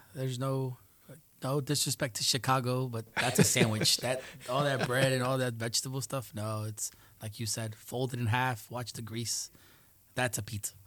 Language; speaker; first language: English; early bilingual, other home language; Spanish